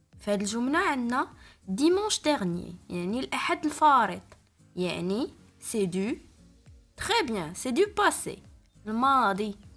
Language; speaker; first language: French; non-native, local second language; Arabic